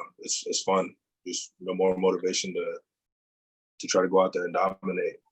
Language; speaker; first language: English; native; English